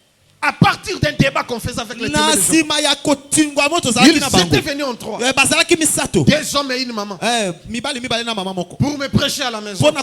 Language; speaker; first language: French; non-native, local second language; Lingala